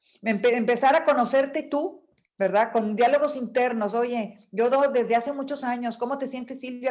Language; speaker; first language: Spanish; native; Spanish